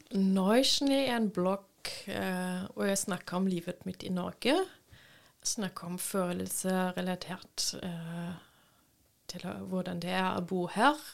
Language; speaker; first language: Norwegian; non-native, fluent; German